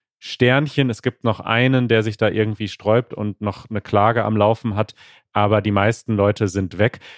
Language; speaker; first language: German; native; German